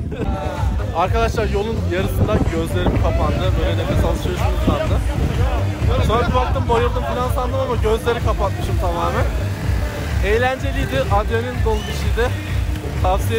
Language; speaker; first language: Turkish; native; Turkish